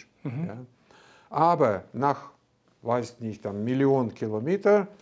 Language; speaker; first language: German; non-native, fluent; Russian